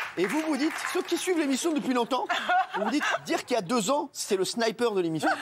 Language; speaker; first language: French; native; French